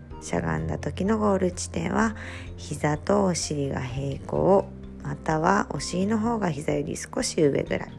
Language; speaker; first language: Japanese; native; Japanese